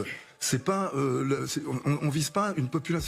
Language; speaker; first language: French; native; French